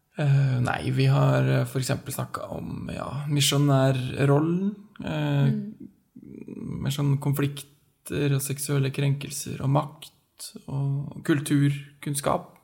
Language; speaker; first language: Norwegian; native; Norwegian